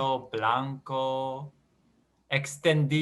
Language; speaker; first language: Spanish; non-native, learner; English